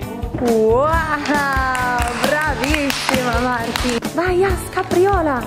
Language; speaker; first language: Italian; native; Italian